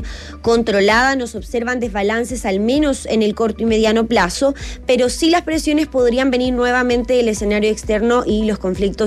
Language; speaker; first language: Spanish; native; Spanish